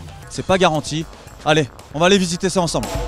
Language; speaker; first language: French; native; French